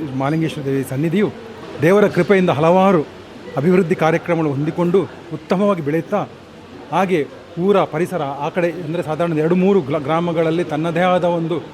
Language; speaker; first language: Kannada; native; Kannada